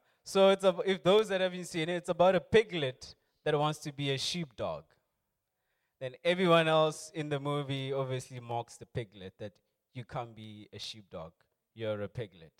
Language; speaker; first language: English; non-native, local second language; Tswana